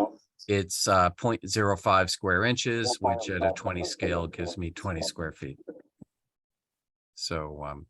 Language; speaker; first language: English; native; English